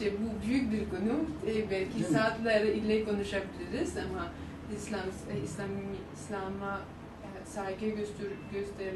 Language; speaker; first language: Turkish; non-native, learner; English